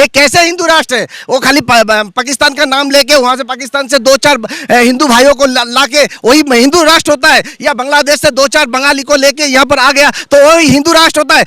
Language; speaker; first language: Hindi; non-native, local second language; Bangla